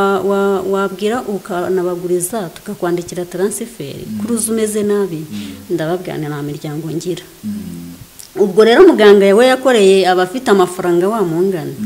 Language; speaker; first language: Kinyarwanda; native; Kinyarwanda